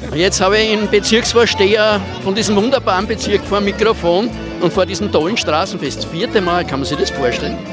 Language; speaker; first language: German; native; German